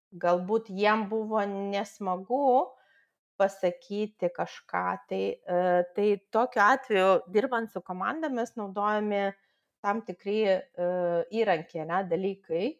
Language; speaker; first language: Lithuanian; non-native, local second language; Russian